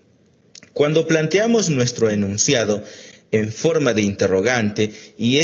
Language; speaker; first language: Spanish; native; Spanish